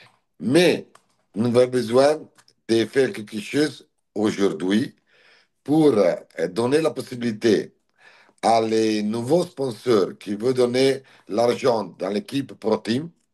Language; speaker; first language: French; non-native, learner; Italian